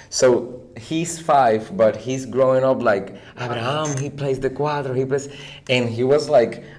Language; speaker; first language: English; non-native, fluent; Spanish